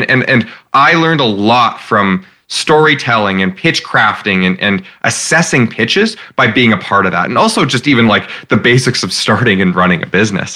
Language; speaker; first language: English; native; English